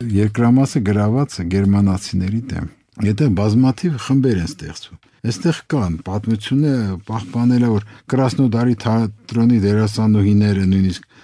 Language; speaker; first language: Armenian; native; Armenian